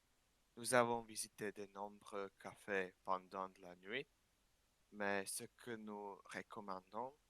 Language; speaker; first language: French; non-native, learner; Slovak